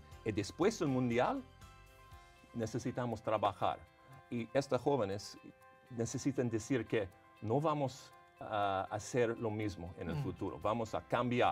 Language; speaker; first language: Spanish; non-native, fluent; English